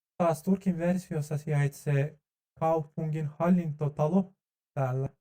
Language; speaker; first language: Finnish; non-native, learner; Turkish